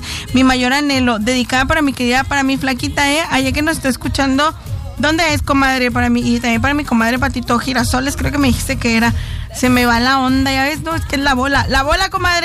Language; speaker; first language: Spanish; native; Spanish